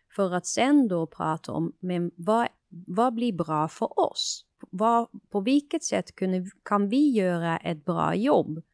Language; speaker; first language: Swedish; non-native, fluent; Dutch